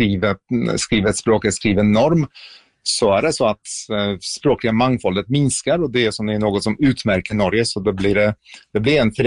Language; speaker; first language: Swedish; non-native, fluent; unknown